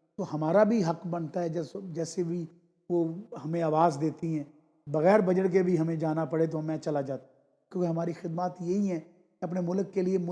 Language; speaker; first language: Urdu; non-native, local second language; Punjabi